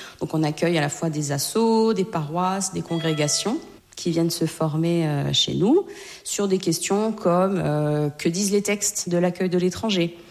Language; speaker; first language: French; native; French